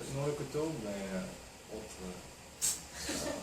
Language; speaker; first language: French; non-native, learner; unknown